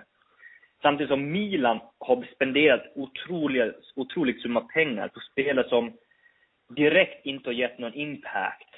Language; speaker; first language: Swedish; native; Swedish